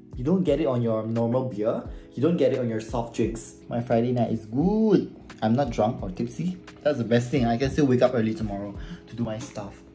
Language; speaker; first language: English; non-native, local second language; Pampanga